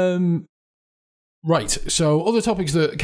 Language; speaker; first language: English; native; English